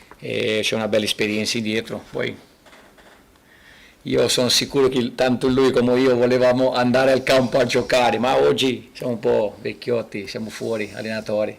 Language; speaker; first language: Italian; non-native, fluent; Portuguese